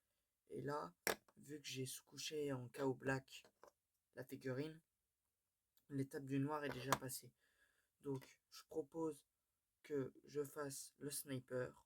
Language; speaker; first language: French; native; French